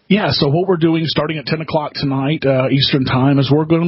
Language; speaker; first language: English; native; English